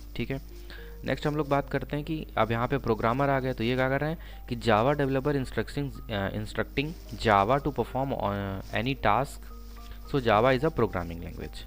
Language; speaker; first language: Hindi; native; Hindi